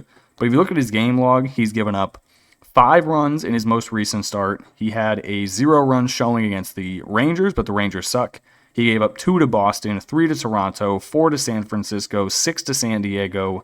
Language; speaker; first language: English; native; English